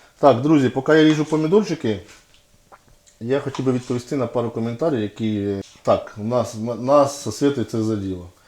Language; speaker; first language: Ukrainian; non-native, local second language; Russian